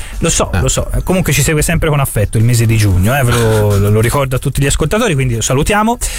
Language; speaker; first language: Italian; native; Italian